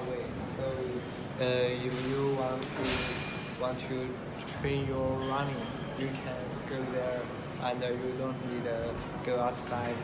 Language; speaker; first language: English; non-native, learner; Chinese